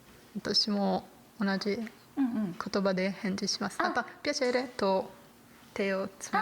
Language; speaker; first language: Japanese; non-native, learner; Italian